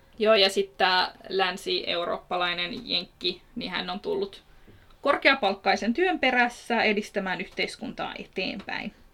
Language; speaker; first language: Finnish; early bilingual, other home language; Kurdish